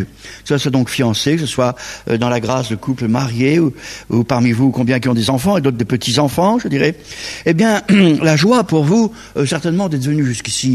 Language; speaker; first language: French; native; French